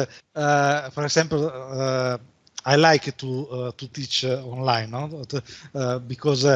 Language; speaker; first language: English; non-native, learner; Italian